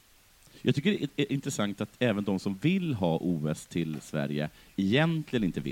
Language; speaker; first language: Swedish; native; Swedish